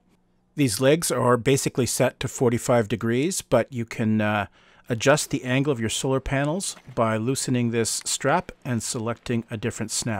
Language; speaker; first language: English; native; English